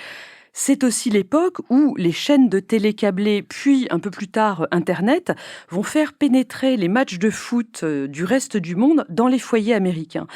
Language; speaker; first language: French; native; French